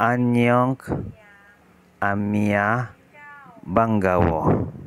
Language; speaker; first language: Korean; non-native, learner; Indonesian